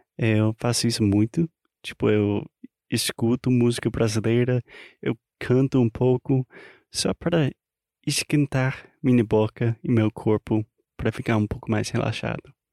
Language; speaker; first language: Portuguese; non-native, fluent; English